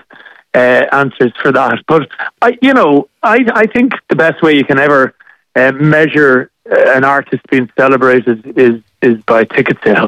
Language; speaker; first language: English; native; English